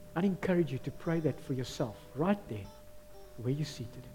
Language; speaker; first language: English; non-native, local second language; Afrikaans